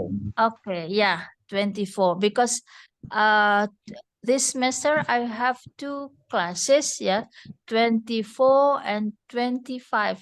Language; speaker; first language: English; non-native, fluent; Indonesian